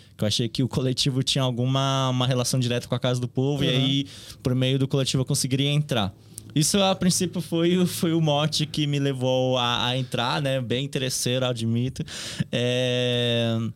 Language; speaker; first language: Portuguese; native; Portuguese